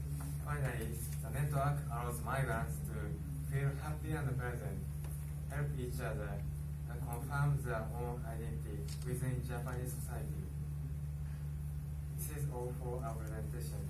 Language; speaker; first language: English; non-native, learner; Japanese